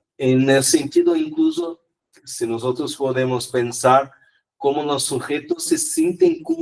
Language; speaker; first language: Spanish; non-native, fluent; Portuguese